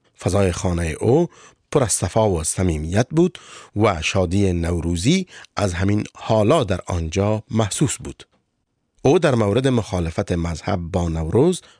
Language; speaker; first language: Persian; native; Persian